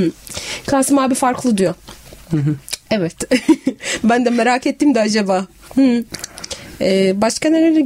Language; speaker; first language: Turkish; non-native, fluent; Arabic